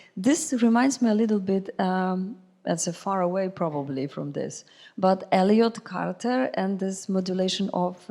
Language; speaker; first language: English; non-native, fluent; Polish